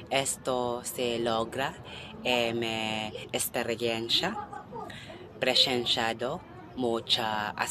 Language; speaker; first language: Spanish; non-native, learner; Cebuano